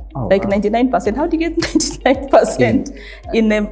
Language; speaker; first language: English; non-native, local second language; Nyankole